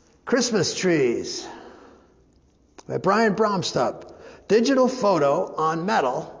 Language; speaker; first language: English; native; English